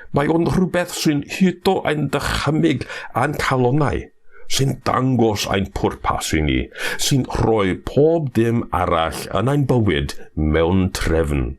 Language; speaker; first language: Welsh; non-native, fluent; English